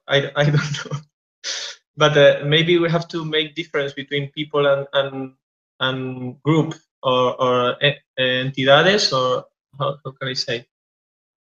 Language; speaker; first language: English; non-native, fluent; Spanish